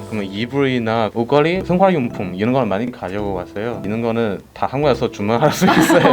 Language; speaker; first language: Korean; non-native, fluent; Chinese